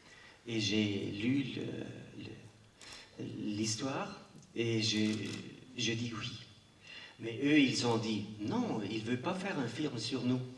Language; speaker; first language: French; non-native, local second language; German